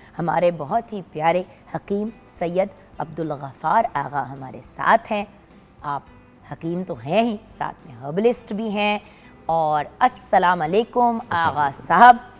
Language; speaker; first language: Urdu; native; Urdu